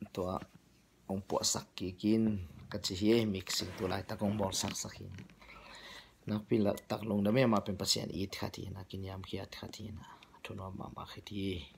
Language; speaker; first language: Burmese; non-native, local second language; Tedim Chin